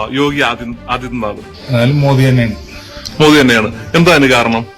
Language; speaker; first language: Malayalam; native; Malayalam